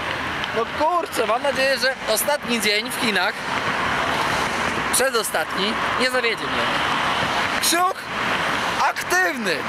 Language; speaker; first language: Polish; native; Polish